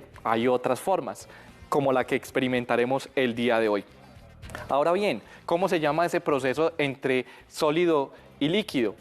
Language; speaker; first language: Spanish; native; Spanish